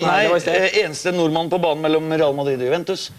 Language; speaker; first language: Norwegian; native; Norwegian